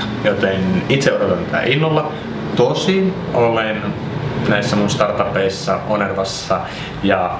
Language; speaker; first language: Finnish; native; Finnish